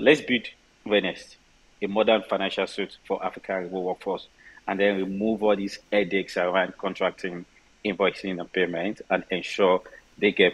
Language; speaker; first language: English; non-native, local second language; Yoruba